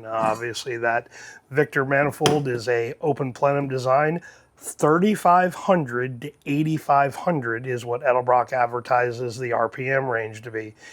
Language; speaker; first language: English; native; English